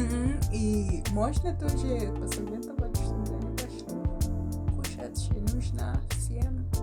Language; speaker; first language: Russian; non-native, learner; English